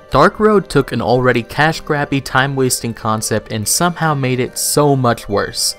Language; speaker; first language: English; native; English